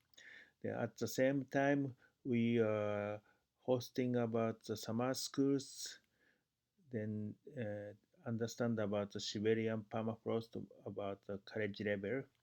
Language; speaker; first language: English; non-native, fluent; Japanese